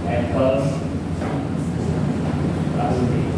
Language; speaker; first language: English; non-native, fluent; Indonesian